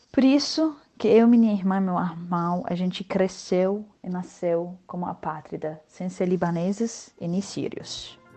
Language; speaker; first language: Portuguese; non-native, fluent; Arabic